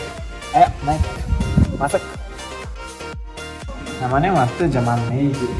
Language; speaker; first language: Indonesian; non-native, learner; Japanese